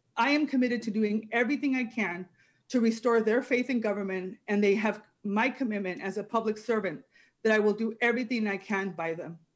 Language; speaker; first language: English; non-native, fluent; Spanish